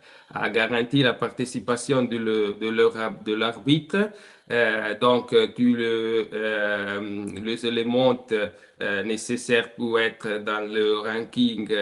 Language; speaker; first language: French; non-native, learner; Italian